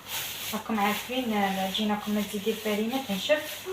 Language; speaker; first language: Arabic; native; Arabic